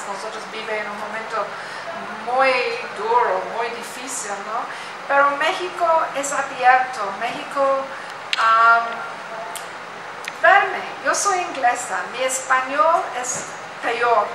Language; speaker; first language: Spanish; non-native, learner; English